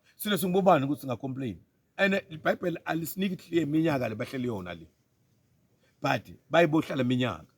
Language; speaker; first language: Zulu; non-native, local second language; Swati